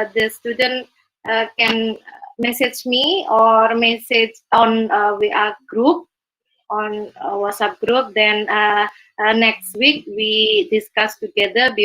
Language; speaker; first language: English; non-native, learner; Indonesian